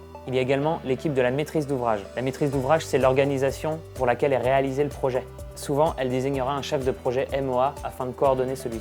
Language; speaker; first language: French; native; French